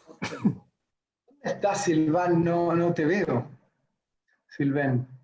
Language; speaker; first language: Spanish; native; Spanish